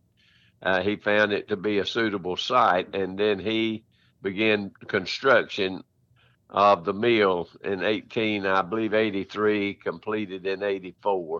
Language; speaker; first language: English; native; English